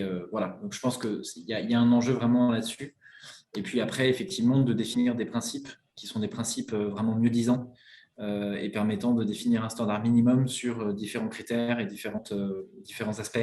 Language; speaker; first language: French; native; French